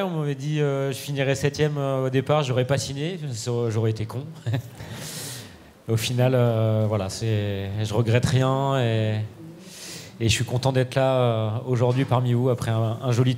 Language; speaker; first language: French; native; French